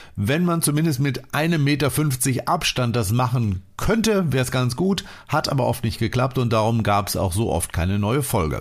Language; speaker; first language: German; native; German